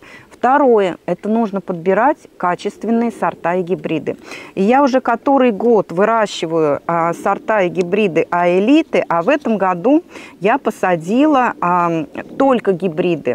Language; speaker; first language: Russian; native; Russian